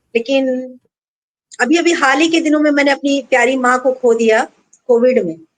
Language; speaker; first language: Hindi; non-native, local second language; Bangla